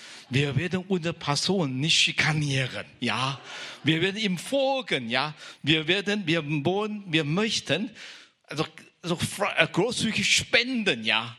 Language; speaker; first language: German; non-native, fluent; Chinese